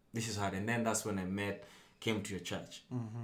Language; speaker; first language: English; non-native, local second language; Luyia